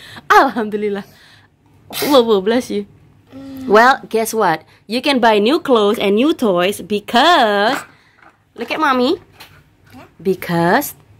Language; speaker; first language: English; non-native, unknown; Javanese